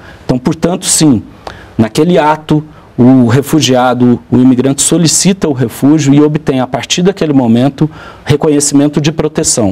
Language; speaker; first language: Portuguese; native; Portuguese